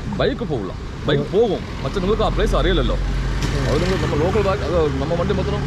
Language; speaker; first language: Malayalam; non-native, local second language; Tamil